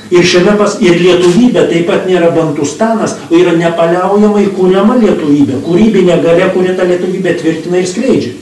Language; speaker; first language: Lithuanian; native; Lithuanian